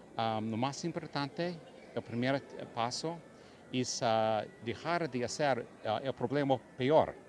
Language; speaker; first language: Spanish; non-native, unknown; English